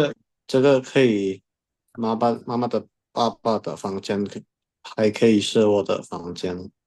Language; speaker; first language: Chinese; non-native, learner; Indonesian